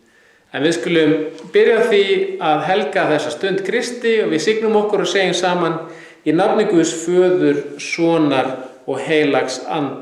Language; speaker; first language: Icelandic; native; Icelandic